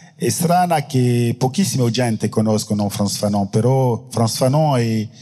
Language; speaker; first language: Italian; non-native, fluent; French